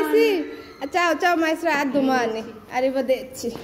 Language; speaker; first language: Italian; non-native, learner; Bangla